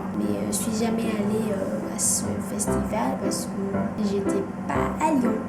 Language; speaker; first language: French; non-native, fluent; Indonesian